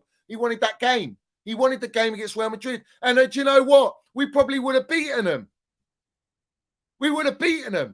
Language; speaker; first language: English; native; English